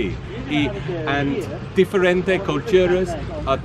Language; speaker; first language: Spanish; non-native, learner; English